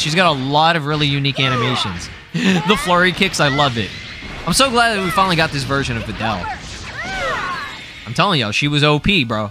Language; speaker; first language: English; native; English